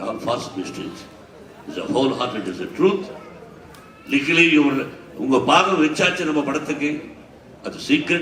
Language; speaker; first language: Tamil; non-native, learner; Telugu